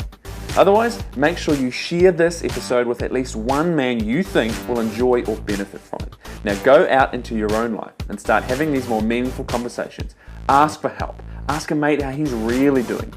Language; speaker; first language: English; native; English